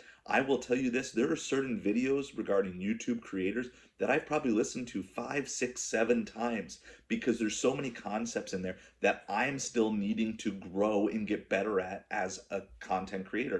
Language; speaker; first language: English; native; English